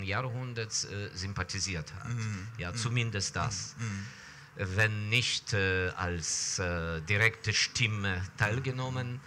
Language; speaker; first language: German; non-native, fluent; Ukrainian